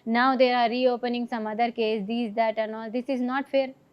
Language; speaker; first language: Hindi; non-native, local second language; Telugu